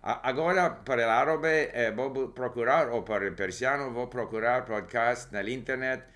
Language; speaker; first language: Spanish; non-native, fluent; English